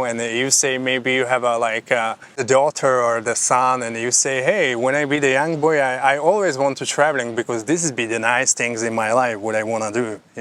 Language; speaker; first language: English; non-native, fluent; Slovak